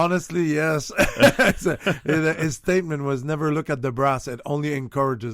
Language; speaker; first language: English; non-native, fluent; French